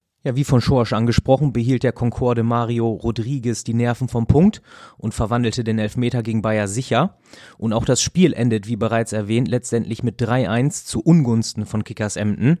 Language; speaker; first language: German; native; German